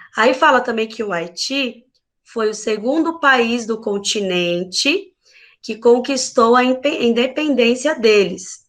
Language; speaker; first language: Portuguese; native; Portuguese